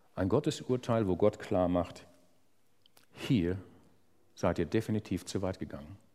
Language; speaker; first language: German; native; German